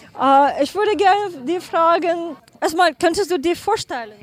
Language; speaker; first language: German; non-native, learner; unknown